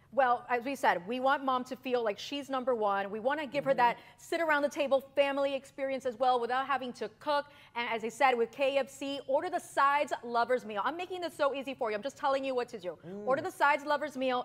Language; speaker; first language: English; native; English